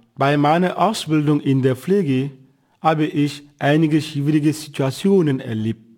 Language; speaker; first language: German; non-native, fluent; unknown